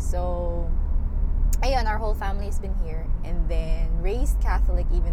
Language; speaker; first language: English; non-native, local second language; Hiligaynon